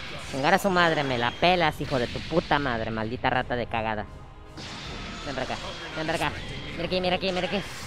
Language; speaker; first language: Spanish; early bilingual, heritage; Spanish